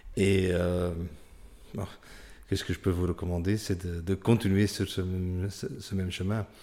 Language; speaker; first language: French; non-native, local second language; Dutch